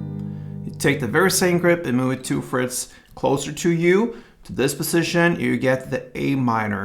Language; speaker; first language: English; non-native, fluent; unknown